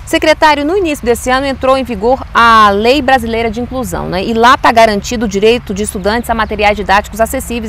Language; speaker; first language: Portuguese; native; Portuguese